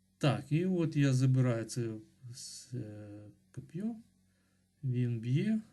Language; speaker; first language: Ukrainian; non-native, local second language; Russian